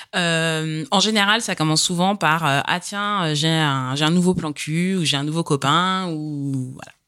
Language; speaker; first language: French; native; French